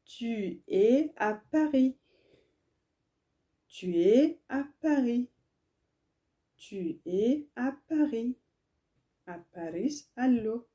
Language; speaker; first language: French; non-native, learner; Tigrinya